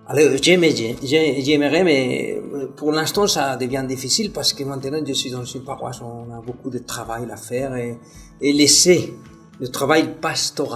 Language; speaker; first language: French; non-native, fluent; Spanish